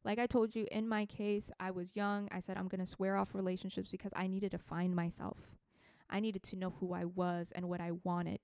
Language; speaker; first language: English; non-native, fluent; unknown